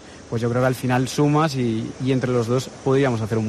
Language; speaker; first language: Spanish; native; Spanish